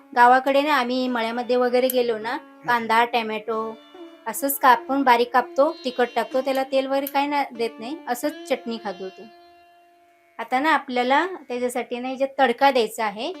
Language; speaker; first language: Marathi; native; Marathi